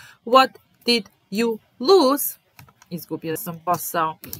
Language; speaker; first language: English; non-native, fluent; Serbian